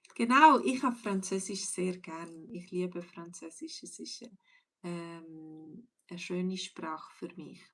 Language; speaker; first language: German; native; German